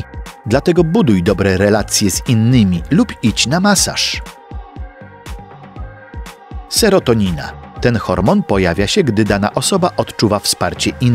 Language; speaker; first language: Polish; native; Polish